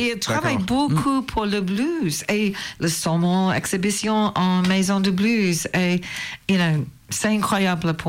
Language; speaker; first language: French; non-native, learner; English